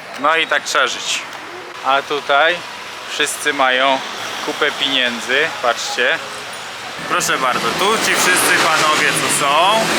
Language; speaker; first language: Polish; native; Polish